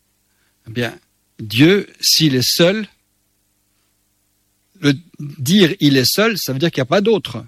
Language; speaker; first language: French; native; French